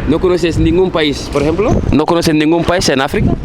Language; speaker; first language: Spanish; non-native, fluent; Fula